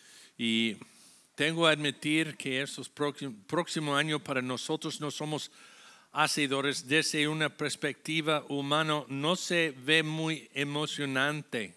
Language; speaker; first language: Spanish; non-native, fluent; English